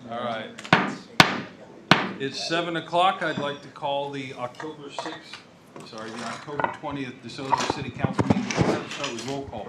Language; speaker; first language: English; native; English